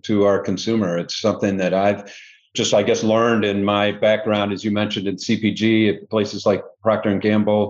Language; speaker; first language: English; native; English